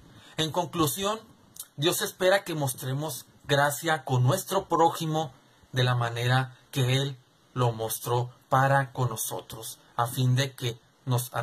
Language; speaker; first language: Spanish; native; Spanish